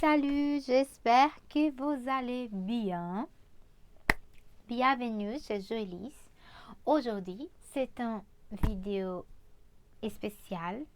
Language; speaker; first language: French; non-native, fluent; Portuguese